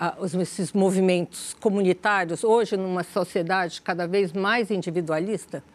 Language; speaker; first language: Portuguese; native; Portuguese